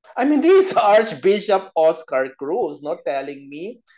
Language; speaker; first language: English; non-native, local second language; Bikol